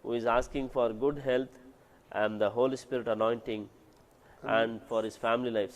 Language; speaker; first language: English; non-native, local second language; Kannada